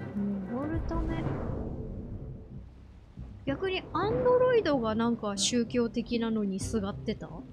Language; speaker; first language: Japanese; native; Japanese